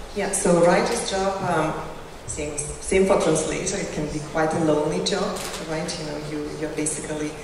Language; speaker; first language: English; non-native, fluent; Lithuanian